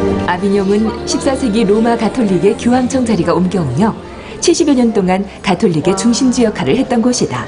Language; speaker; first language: Korean; native; Korean